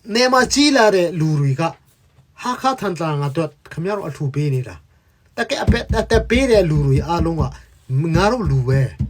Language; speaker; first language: Burmese; non-native, local second language; Hakha Chin